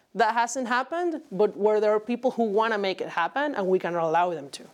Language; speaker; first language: English; non-native, fluent; Spanish